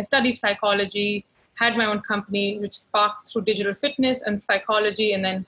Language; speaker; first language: English; non-native, local second language; Hindi